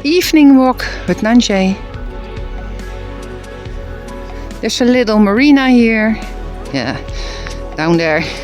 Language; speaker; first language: English; non-native, fluent; Dutch